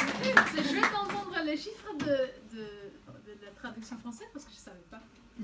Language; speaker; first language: French; non-native, local second language; Dutch